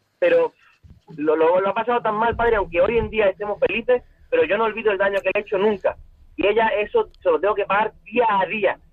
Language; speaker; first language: Spanish; native; Spanish